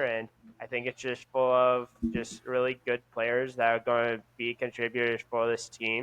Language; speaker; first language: English; native; English